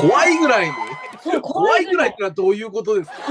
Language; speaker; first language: Japanese; native; Japanese